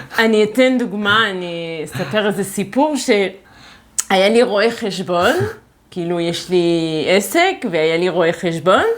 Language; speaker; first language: Hebrew; non-native, fluent; French